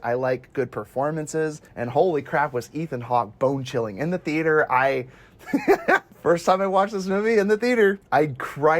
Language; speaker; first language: English; native; English